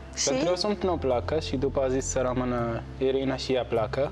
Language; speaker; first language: Romanian; non-native, learner; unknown